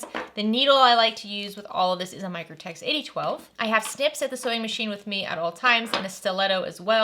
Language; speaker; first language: English; native; English